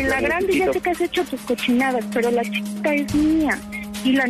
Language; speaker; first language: Spanish; native; Spanish